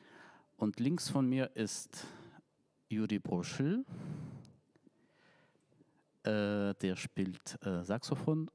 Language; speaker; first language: German; non-native, fluent; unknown